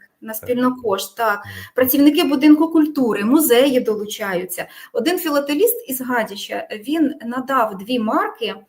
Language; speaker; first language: Ukrainian; native; Ukrainian